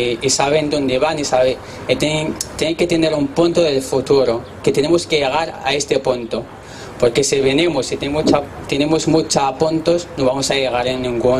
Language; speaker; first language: Spanish; non-native, learner; Arabic